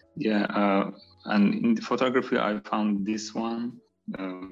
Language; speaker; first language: English; non-native, fluent; Azerbaijani